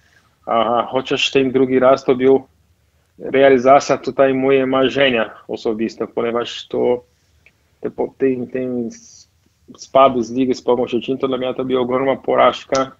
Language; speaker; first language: Polish; non-native, fluent; Portuguese